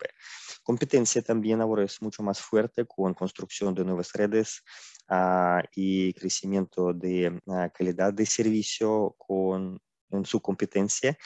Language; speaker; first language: Spanish; non-native, fluent; Russian